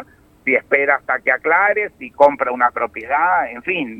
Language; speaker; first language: Spanish; native; Spanish